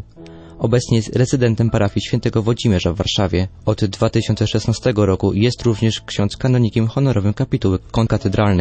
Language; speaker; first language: Polish; native; Polish